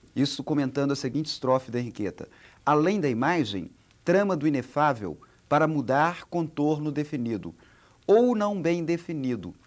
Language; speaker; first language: Portuguese; native; Portuguese